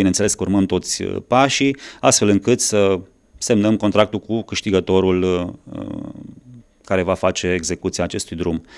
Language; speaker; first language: Romanian; native; Romanian